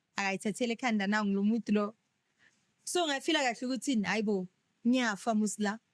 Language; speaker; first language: Zulu; non-native, local second language; Tsonga